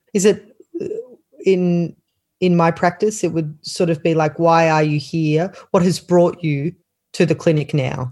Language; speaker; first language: English; native; English